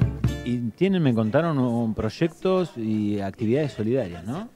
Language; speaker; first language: Spanish; native; Spanish